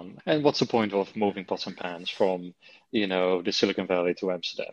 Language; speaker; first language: English; non-native, fluent; Dutch